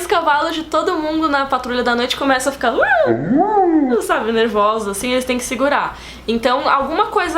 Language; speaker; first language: Portuguese; native; Portuguese